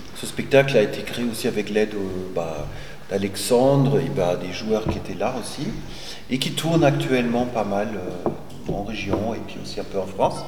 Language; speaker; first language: French; non-native, fluent; German